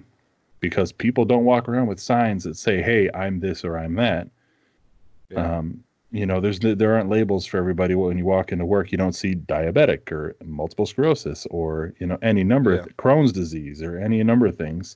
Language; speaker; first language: English; native; English